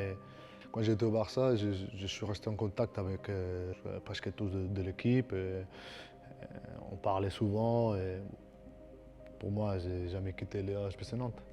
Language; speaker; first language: French; non-native, fluent; Spanish